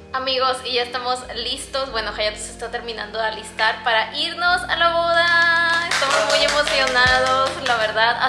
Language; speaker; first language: Spanish; native; Spanish